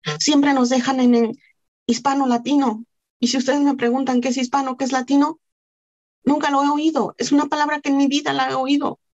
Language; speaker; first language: Spanish; non-native, local second language; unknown